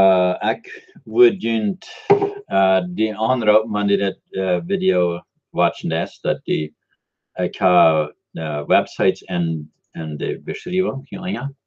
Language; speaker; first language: German; non-native, learner; Dutch